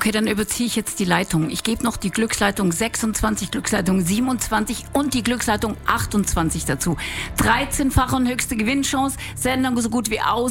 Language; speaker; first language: German; native; German